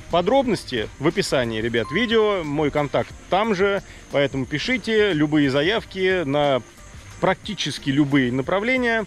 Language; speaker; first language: Russian; native; Russian